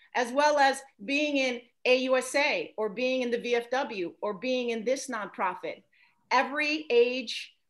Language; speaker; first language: English; native; English